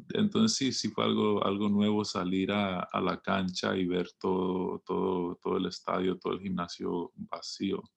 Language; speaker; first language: Spanish; early bilingual, heritage; Spanish